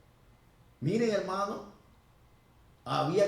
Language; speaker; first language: Spanish; native; Spanish